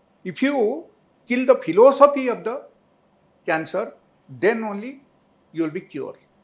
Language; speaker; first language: English; non-native, local second language; Telugu